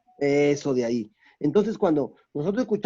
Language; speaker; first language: Spanish; native; Spanish